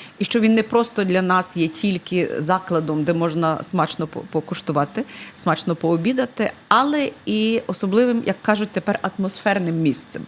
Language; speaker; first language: Ukrainian; native; Ukrainian